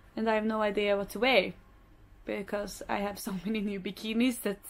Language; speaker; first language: English; non-native, fluent; Swedish